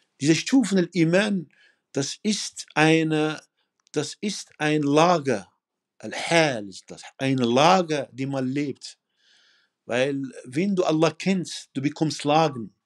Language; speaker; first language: German; non-native, fluent; Arabic